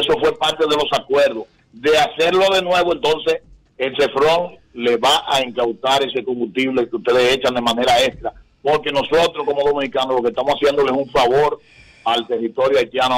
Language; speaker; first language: Spanish; native; Spanish